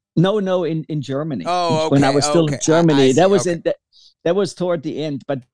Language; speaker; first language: English; early bilingual, other home language; German